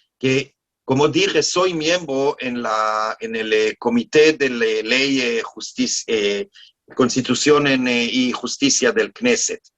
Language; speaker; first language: Spanish; non-native, learner; Hebrew